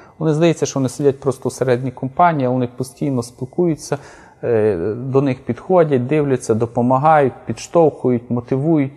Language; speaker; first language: Ukrainian; native; Ukrainian